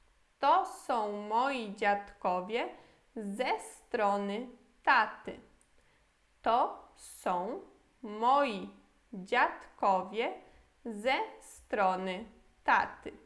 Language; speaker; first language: Polish; non-native, fluent; Portuguese